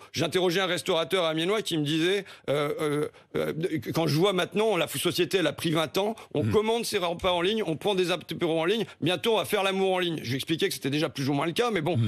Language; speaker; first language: French; native; French